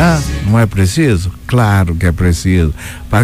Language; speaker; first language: Portuguese; native; Portuguese